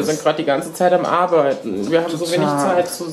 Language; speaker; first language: German; native; German